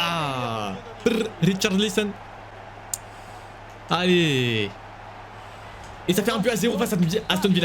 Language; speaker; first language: French; native; French